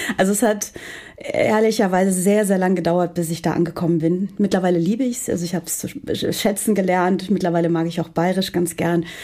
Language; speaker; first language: German; early bilingual, heritage; Portuguese